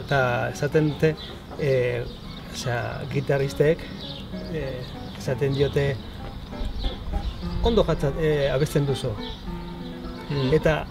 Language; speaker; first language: Basque; non-native, learner; Spanish